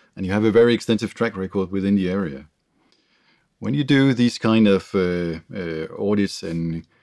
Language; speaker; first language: English; non-native, fluent; Danish